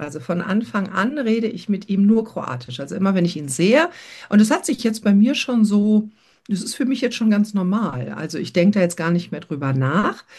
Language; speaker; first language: German; early bilingual, other home language; Croatian